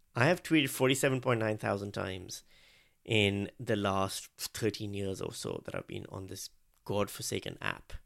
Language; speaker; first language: English; non-native, local second language; Urdu